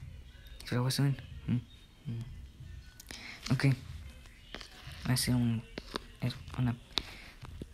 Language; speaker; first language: Spanish; early bilingual, heritage; Spanish